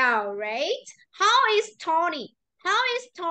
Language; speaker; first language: English; non-native, learner; Vietnamese